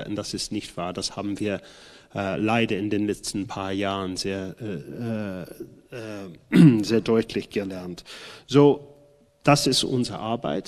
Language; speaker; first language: German; non-native, fluent; English